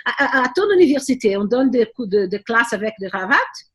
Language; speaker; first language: French; non-native, learner; Portuguese